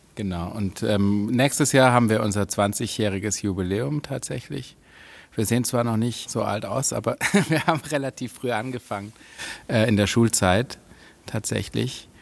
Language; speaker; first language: German; native; German